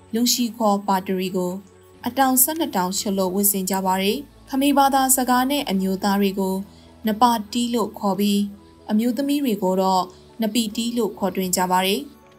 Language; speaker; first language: Burmese; native; Burmese